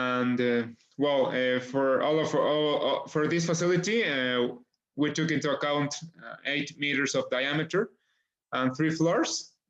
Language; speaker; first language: English; non-native, fluent; Spanish